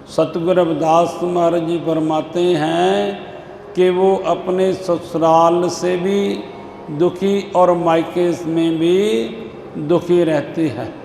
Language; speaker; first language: Hindi; non-native, local second language; Punjabi